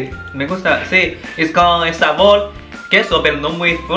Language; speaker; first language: Spanish; non-native, learner; Chinese